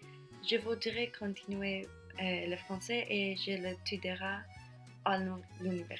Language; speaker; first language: French; non-native, learner; Spanish